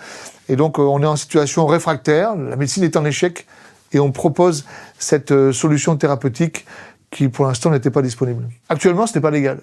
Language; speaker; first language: French; native; French